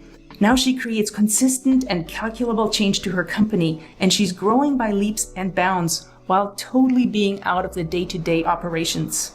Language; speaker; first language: English; native; English